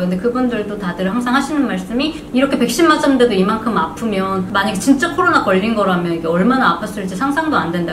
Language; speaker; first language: Korean; early bilingual, heritage; Korean